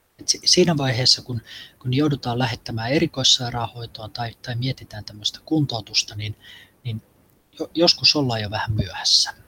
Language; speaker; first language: Finnish; native; Finnish